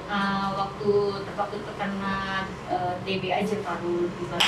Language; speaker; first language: Indonesian; native; Indonesian